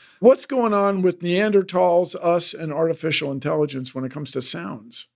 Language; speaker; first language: English; native; English